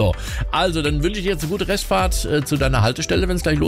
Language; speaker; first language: German; native; German